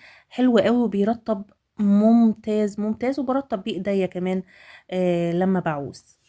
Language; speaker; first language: Arabic; native; Arabic